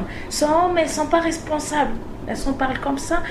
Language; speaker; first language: French; non-native, learner; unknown